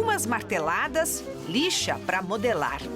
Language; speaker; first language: Portuguese; native; Portuguese